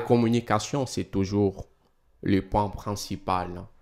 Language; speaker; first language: French; non-native, fluent; Portuguese